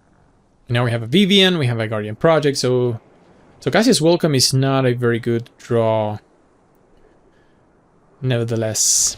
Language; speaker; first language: English; non-native, fluent; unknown